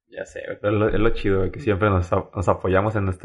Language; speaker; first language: Spanish; native; Spanish